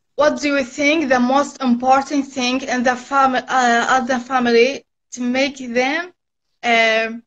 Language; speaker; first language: English; non-native, learner; Arabic